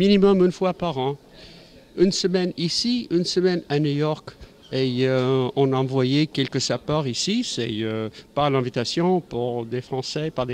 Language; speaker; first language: French; non-native, learner; English